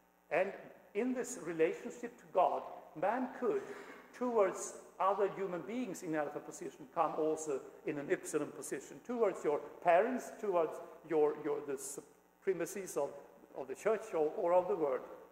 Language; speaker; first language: English; non-native, fluent; Swedish